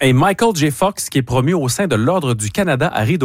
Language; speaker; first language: French; native; French